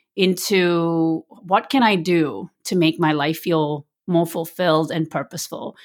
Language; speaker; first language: English; early bilingual, other home language; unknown